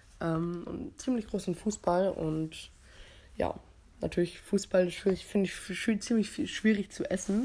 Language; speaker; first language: German; native; German